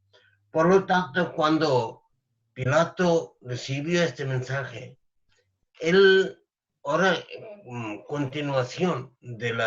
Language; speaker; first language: Spanish; non-native, learner; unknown